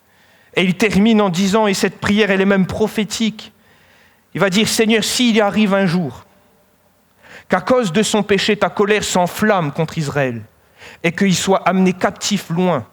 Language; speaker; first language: French; native; French